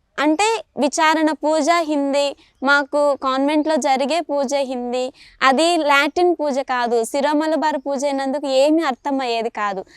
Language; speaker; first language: Telugu; native; Telugu